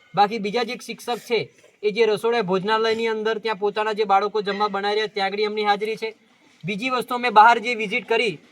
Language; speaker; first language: Gujarati; non-native, local second language; Rathawi